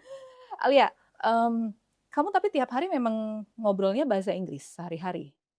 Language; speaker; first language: Indonesian; native; Indonesian